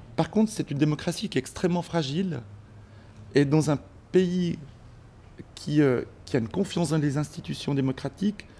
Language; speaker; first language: French; early bilingual, other home language; Spanish